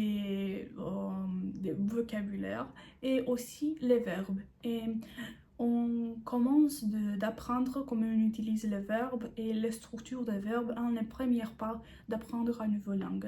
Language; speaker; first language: French; non-native, learner; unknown